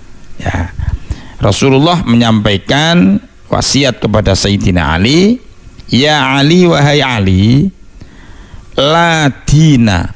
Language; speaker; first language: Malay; non-native, local second language; Javanese